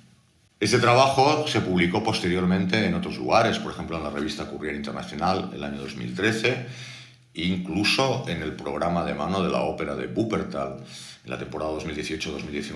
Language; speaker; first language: Spanish; native; Spanish